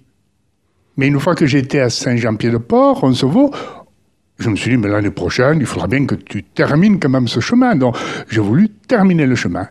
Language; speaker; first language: French; native; French